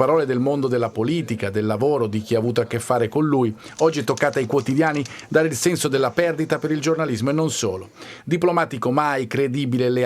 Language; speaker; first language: Italian; native; Italian